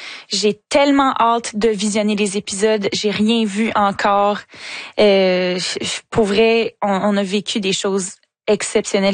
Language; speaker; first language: French; native; French